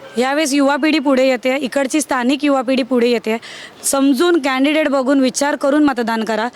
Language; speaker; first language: Marathi; native; Marathi